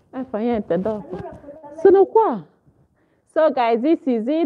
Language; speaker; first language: Italian; non-native, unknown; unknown